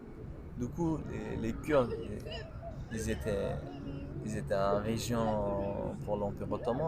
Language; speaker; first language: French; non-native, local second language; Kurdish